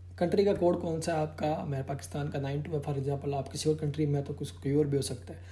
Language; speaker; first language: Urdu; non-native, local second language; Punjabi